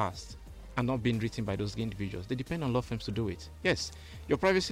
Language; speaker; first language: English; non-native, local second language; Igbo